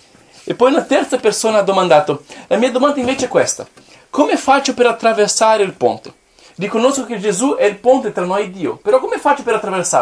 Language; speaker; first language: Italian; non-native, fluent; Portuguese